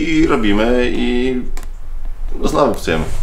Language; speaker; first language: Polish; native; Polish